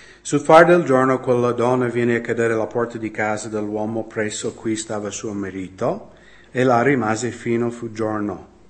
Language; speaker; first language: Italian; non-native, fluent; English